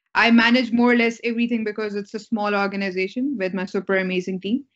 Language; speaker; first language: English; non-native, local second language; Urdu